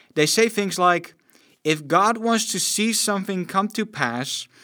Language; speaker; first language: English; non-native, fluent; Dutch